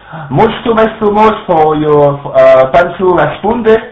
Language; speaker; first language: Romanian; non-native, learner; French